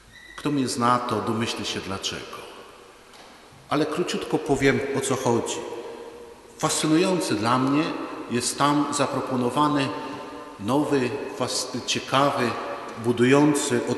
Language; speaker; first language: Polish; native; Polish